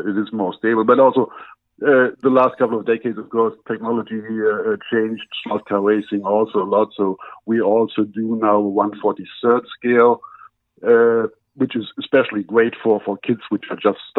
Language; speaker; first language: English; non-native, fluent; German